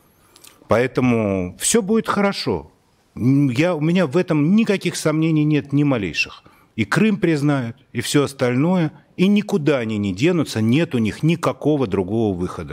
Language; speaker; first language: Russian; native; Russian